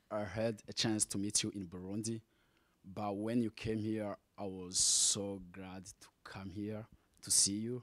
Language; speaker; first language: English; non-native, fluent; Rundi